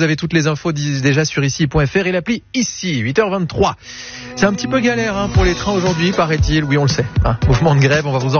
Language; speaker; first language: French; native; French